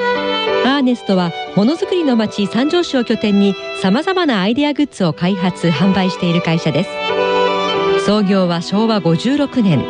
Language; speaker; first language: Japanese; native; Japanese